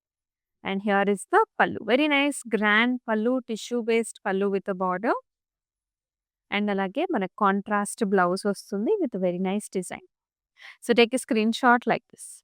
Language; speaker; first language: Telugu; native; Telugu